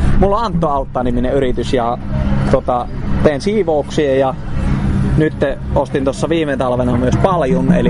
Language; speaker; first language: Finnish; native; Finnish